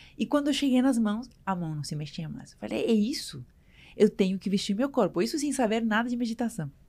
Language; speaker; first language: Portuguese; non-native, fluent; Spanish